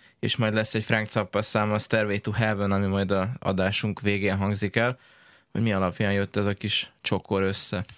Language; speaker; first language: Hungarian; native; Hungarian